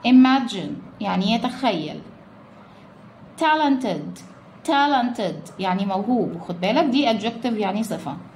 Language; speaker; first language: Arabic; native; Arabic